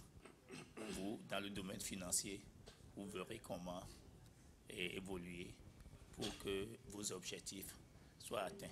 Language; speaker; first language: French; non-native, local second language; Ewe